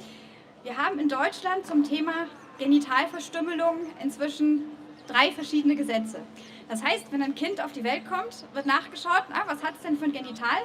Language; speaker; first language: German; native; German